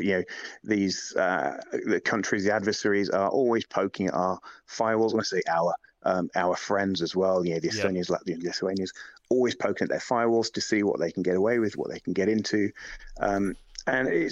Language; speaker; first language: English; native; English